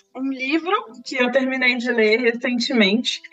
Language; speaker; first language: Portuguese; native; Portuguese